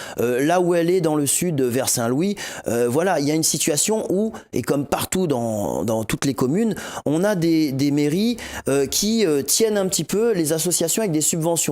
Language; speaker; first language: French; non-native, local second language; Réunion Creole French